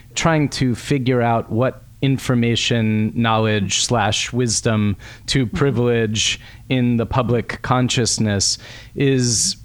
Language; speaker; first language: English; native; English